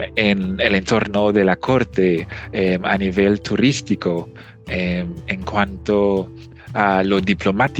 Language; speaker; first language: Spanish; non-native, fluent; English